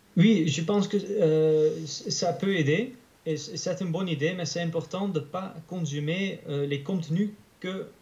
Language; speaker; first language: French; non-native, learner; Dutch